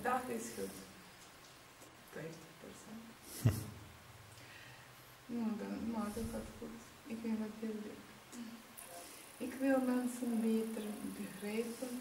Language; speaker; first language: Dutch; non-native, learner; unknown